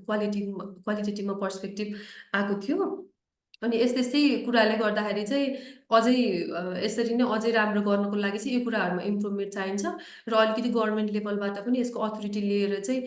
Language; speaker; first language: Nepali; native; Nepali